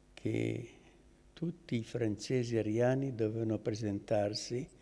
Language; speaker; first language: Italian; native; Italian